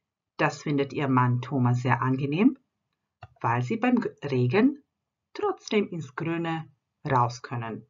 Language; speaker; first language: German; non-native, fluent; Croatian